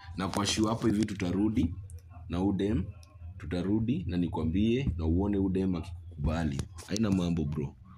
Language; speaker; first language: Swahili; native; Swahili